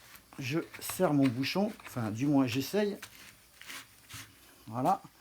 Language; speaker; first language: French; native; French